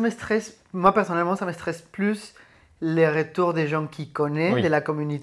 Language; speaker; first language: French; native; French